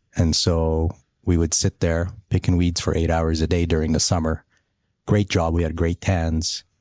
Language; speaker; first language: English; early bilingual, other home language; Polish